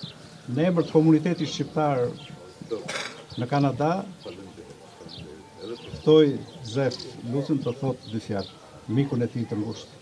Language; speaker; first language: Albanian; native; Albanian